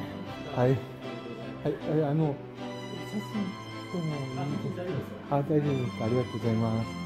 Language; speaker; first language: Japanese; non-native, learner; Korean